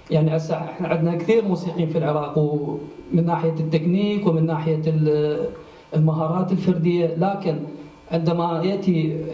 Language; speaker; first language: Arabic; native; Arabic